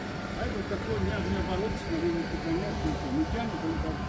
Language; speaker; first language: Russian; native; Russian